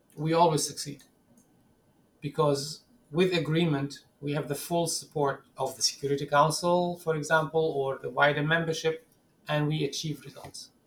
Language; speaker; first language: English; non-native, fluent; Arabic